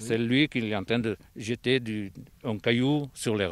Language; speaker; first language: French; non-native, local second language; Italian